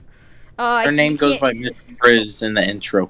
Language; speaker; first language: English; native; English